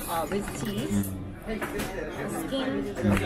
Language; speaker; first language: English; non-native, learner; Japanese